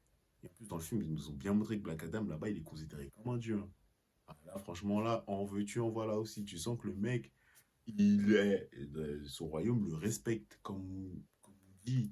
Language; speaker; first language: French; native; French